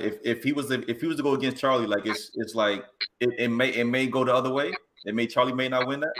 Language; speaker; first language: English; native; English